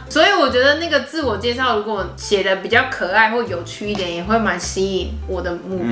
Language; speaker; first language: Chinese; native; Chinese